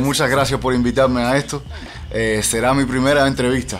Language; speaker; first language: Spanish; early bilingual, heritage; Spanish